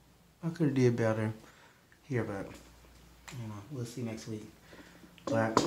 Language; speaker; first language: English; native; English